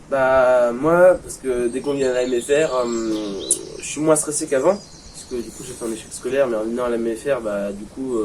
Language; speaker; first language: French; native; French